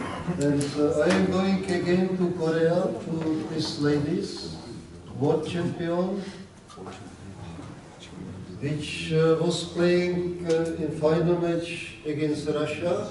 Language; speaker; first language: English; non-native, learner; Czech